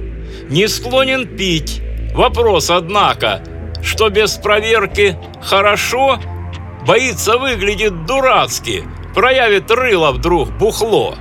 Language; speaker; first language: Russian; native; Russian